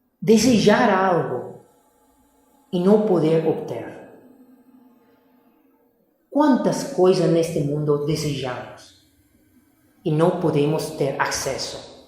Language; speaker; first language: Portuguese; non-native, fluent; Spanish